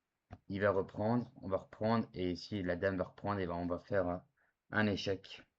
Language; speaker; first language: French; native; French